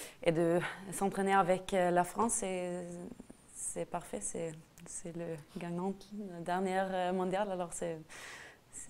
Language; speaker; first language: French; non-native, fluent; Norwegian